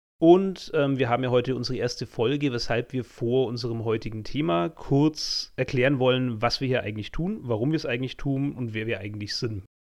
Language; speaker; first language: German; native; German